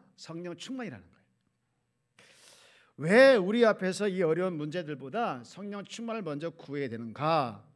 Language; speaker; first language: Korean; native; Korean